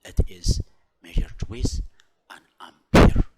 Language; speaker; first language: English; non-native, local second language; Amharic